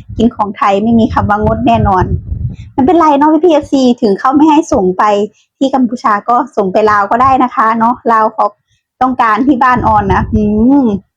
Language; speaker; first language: Thai; native; Thai